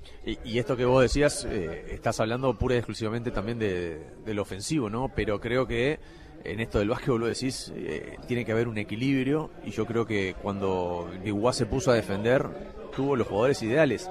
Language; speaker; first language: Spanish; native; Spanish